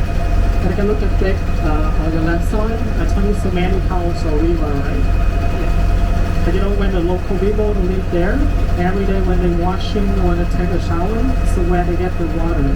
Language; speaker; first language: English; non-native, learner; Vietnamese